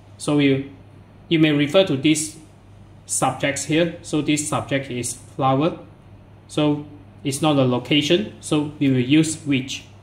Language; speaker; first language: English; non-native, local second language; Chinese